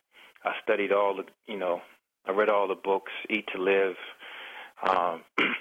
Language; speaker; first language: English; native; English